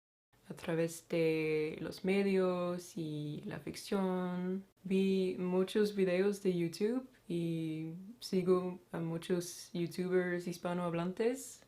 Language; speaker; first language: Spanish; non-native, fluent; Swedish